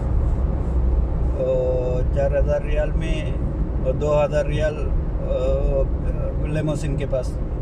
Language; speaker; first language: Hindi; non-native, learner; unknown